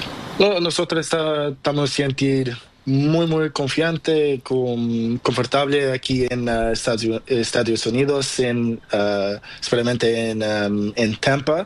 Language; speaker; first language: Spanish; non-native, learner; Portuguese